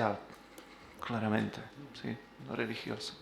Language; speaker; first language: Spanish; non-native, learner; Czech